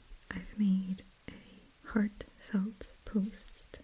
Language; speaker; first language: English; non-native, fluent; Russian